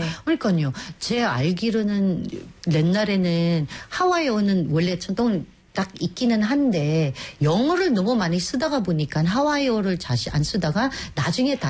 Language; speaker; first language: Korean; native; Korean